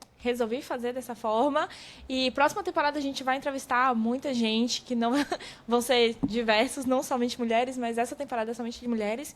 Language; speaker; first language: Portuguese; native; Portuguese